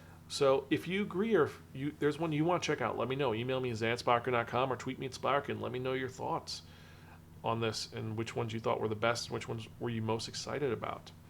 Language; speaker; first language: English; native; English